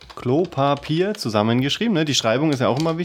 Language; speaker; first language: German; native; German